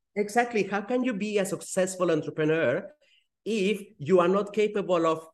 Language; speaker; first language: English; non-native, fluent; Spanish